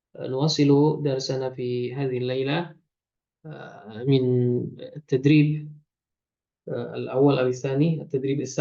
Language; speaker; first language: Arabic; non-native, fluent; Indonesian